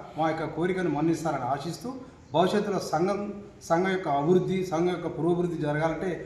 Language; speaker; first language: Telugu; native; Telugu